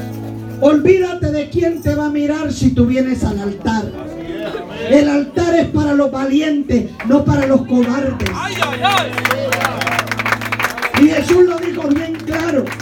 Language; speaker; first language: Spanish; native; Spanish